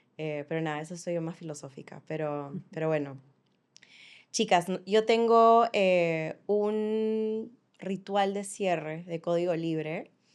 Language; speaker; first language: Spanish; early bilingual, other home language; English